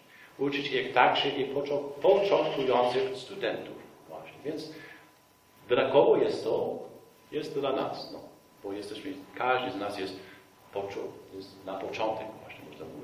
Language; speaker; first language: Polish; non-native, fluent; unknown